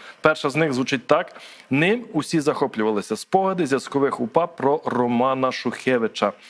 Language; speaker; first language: Ukrainian; native; Ukrainian